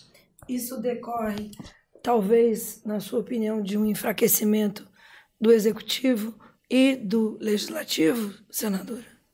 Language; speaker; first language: Portuguese; native; Portuguese